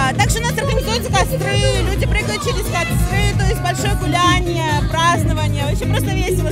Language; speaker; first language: Russian; native; Russian